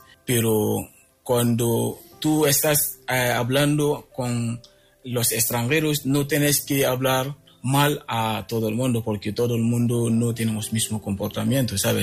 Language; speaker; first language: Spanish; non-native, fluent; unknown